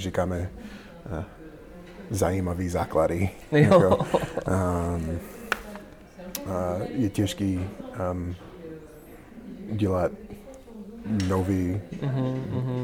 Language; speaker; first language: Czech; non-native, learner; English